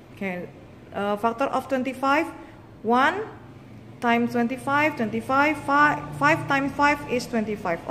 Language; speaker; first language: English; non-native, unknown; Indonesian